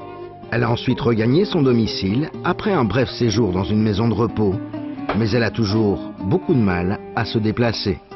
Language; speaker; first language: French; native; French